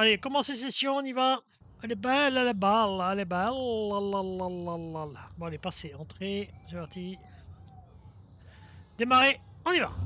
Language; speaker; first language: French; native; French